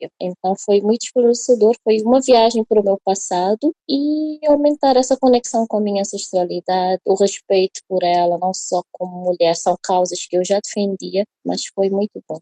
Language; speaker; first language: Portuguese; non-native, local second language; Kabuverdianu